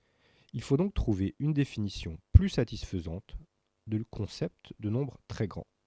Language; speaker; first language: French; native; French